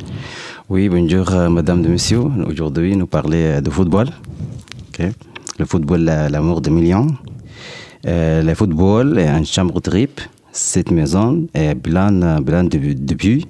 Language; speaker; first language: French; non-native, learner; Arabic